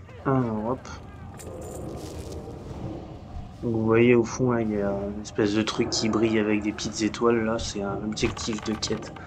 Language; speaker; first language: French; native; French